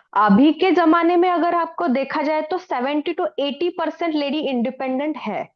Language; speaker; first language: Hindi; non-native, local second language; Marathi